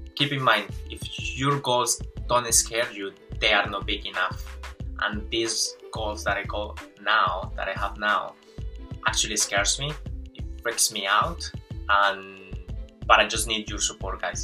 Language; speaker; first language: English; non-native, fluent; Spanish